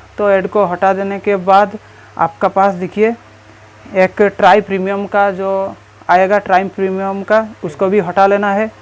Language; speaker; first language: Hindi; non-native, local second language; Bangla